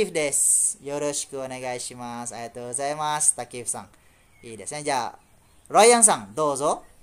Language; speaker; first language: Japanese; non-native, fluent; Malay